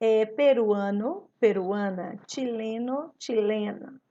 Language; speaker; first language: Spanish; non-native, learner; Portuguese